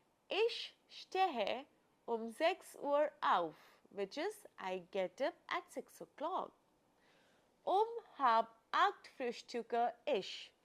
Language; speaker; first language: German; non-native, fluent; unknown